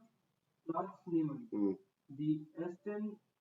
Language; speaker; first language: German; non-native, learner; Hindi